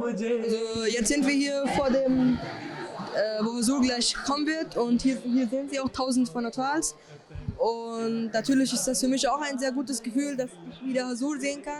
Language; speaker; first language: German; early bilingual, other home language; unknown